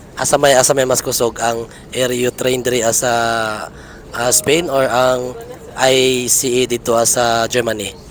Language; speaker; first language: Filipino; non-native, local second language; Cebuano